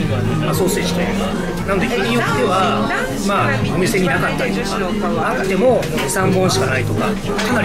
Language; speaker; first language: Japanese; native; Japanese